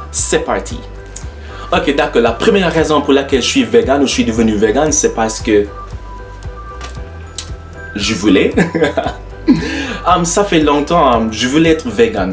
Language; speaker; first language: French; non-native, learner; English